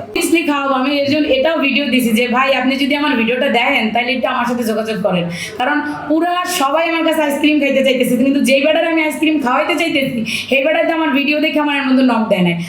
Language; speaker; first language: Bangla; native; Bangla